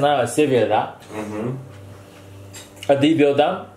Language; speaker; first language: Russian; non-native, learner; Chinese